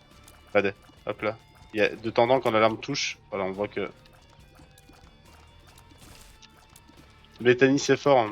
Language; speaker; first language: French; native; French